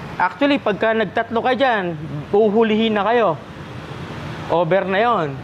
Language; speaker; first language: Filipino; non-native, local second language; Pampanga